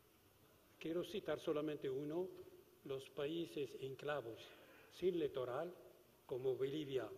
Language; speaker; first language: Spanish; non-native, fluent; Arabic